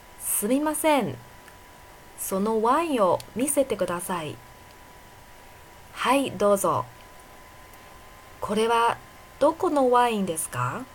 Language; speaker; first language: Japanese; non-native, fluent; Chinese